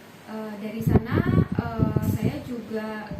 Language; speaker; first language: Indonesian; native; Indonesian